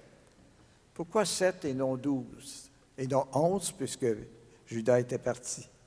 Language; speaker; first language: French; native; French